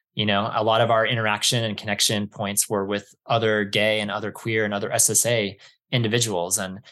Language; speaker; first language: English; native; English